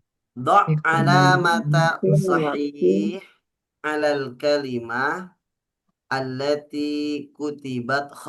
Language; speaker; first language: Arabic; non-native, fluent; Indonesian